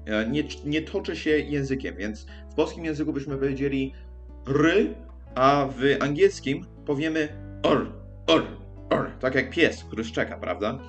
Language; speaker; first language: Polish; early bilingual, heritage; English